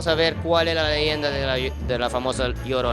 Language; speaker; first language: Spanish; non-native, fluent; Japanese